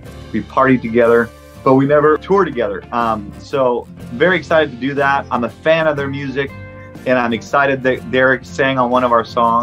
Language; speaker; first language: English; non-native, local second language; French